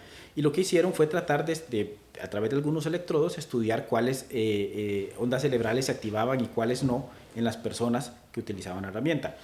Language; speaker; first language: Spanish; native; Spanish